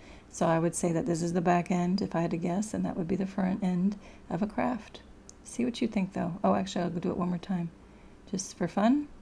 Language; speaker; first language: English; native; English